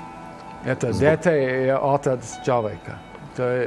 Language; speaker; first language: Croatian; non-native, fluent; English